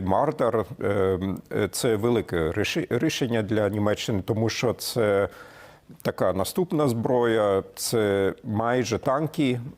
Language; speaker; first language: Ukrainian; non-native, fluent; German